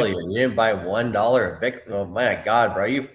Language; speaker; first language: English; native; English